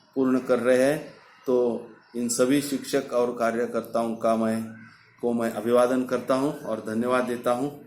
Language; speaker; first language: Hindi; non-native, local second language; Marathi